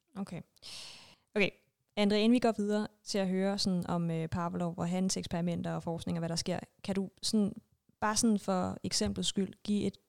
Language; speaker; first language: Danish; non-native, fluent; Russian